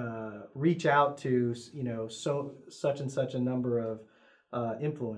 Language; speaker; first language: English; native; English